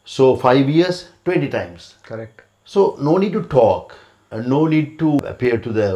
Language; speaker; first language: English; non-native, local second language; Sinhala